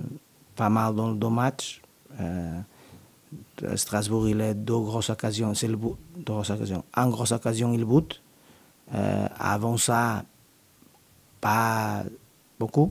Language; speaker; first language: French; non-native, learner; Portuguese